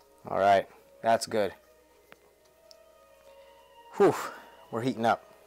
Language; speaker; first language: English; native; English